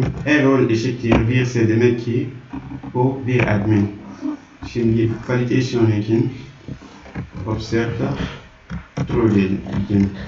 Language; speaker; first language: Turkish; non-native, learner; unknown